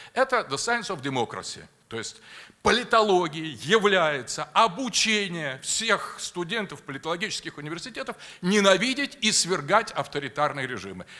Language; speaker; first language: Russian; native; Russian